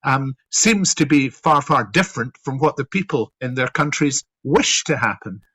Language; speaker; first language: English; native; English